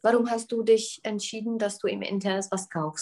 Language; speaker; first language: German; non-native, fluent; Czech